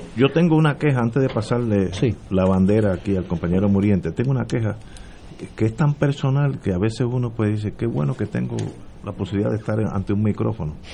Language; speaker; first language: Spanish; native; Spanish